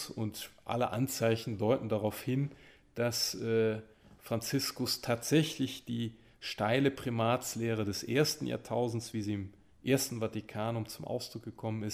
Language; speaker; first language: German; native; German